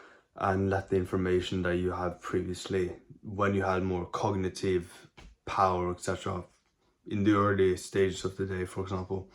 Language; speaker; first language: English; non-native, fluent; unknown